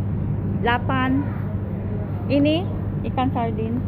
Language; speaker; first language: Indonesian; non-native, learner; Filipino